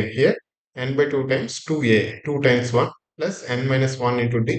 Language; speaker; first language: English; non-native, local second language; Telugu